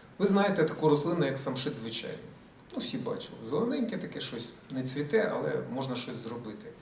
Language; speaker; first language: Ukrainian; early bilingual, other home language; Russian